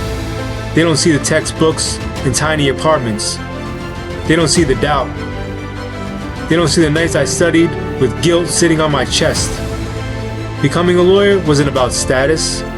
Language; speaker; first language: English; native; English